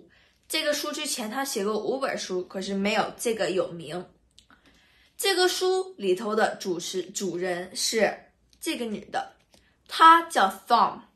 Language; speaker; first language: Chinese; early bilingual, other home language; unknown